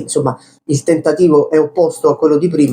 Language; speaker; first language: Italian; native; Italian